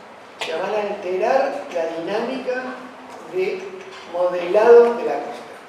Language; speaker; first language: Spanish; native; Spanish